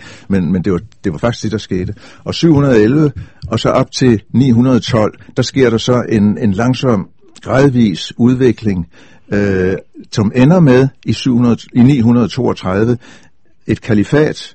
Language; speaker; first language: Danish; native; Danish